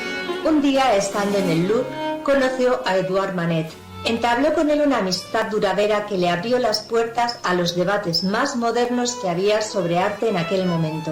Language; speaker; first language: Spanish; native; Spanish